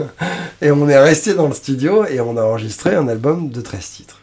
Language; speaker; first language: French; native; French